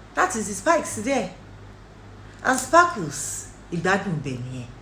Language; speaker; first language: English; non-native, local second language; Yoruba